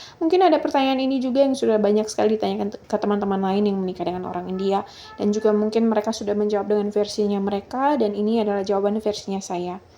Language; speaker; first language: Indonesian; native; Indonesian